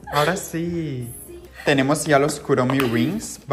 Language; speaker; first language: Spanish; native; Spanish